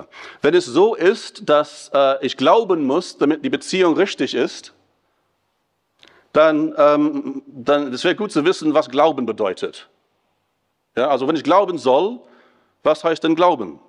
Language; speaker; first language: German; non-native, fluent; English